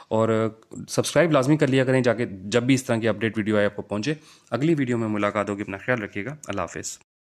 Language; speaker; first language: Urdu; non-native, local second language; Punjabi